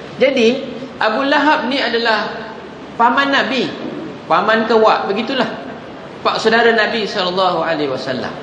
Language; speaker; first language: Malay; non-native, local second language; Javanese